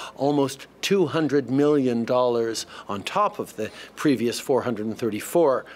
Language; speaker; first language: English; native; English